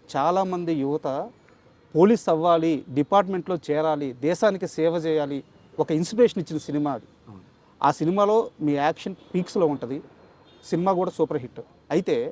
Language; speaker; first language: Telugu; native; Telugu